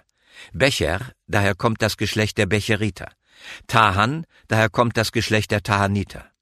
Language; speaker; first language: German; native; German